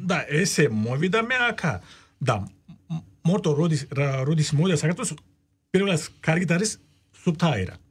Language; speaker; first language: Georgian; non-native, learner; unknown